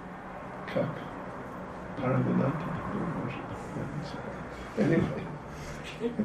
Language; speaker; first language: Russian; non-native, learner; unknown